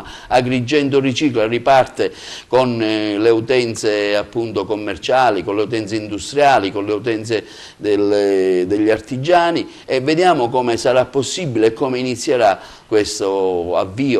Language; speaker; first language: Italian; native; Italian